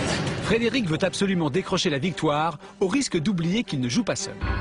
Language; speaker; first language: French; native; French